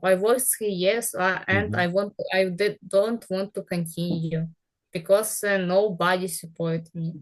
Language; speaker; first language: English; non-native, learner; Ukrainian